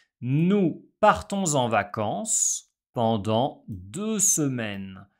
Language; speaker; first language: French; non-native, fluent; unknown